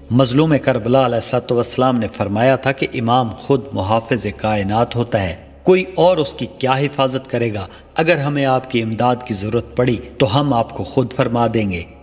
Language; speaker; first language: Urdu; non-native, local second language; Saraiki